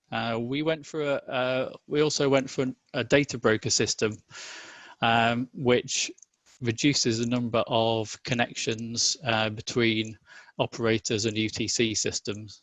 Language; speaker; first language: English; native; English